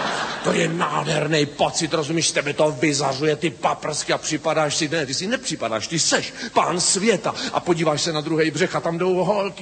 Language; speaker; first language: Czech; native; Czech